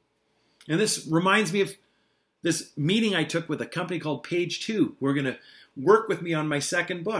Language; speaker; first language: English; native; English